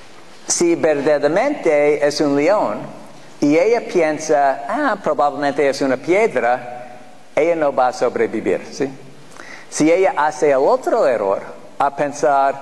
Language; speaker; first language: Spanish; non-native, fluent; English